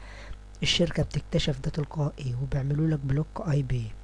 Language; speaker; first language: Arabic; native; Arabic